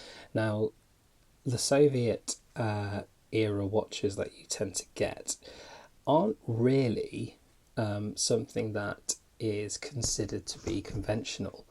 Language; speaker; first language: English; native; English